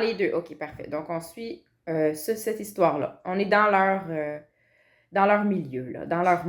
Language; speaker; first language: French; native; French